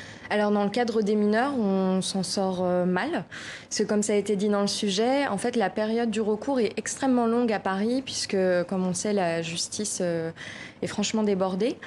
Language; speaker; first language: French; native; French